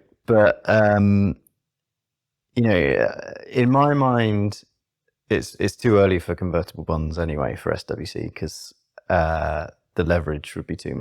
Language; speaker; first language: English; native; English